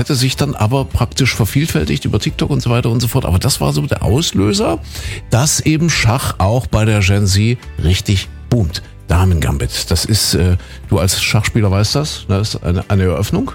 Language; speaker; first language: German; native; German